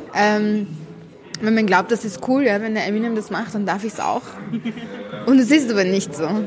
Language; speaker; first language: German; early bilingual, heritage; Arabic